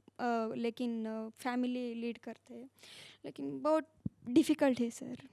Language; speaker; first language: Hindi; non-native, local second language; Kannada